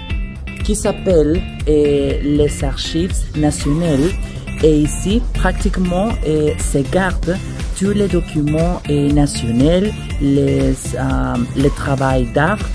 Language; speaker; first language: French; non-native, fluent; Spanish